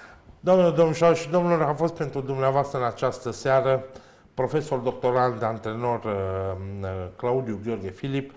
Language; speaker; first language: Romanian; native; Romanian